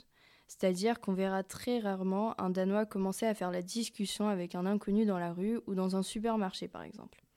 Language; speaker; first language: French; early bilingual, other home language; Danish